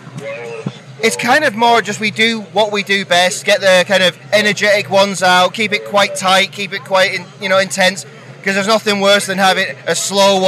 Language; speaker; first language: English; native; English